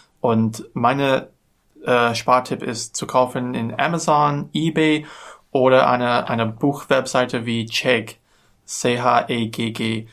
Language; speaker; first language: German; non-native, learner; English